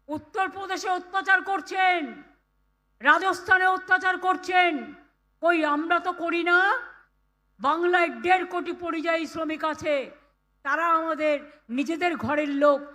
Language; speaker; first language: Bangla; native; Bangla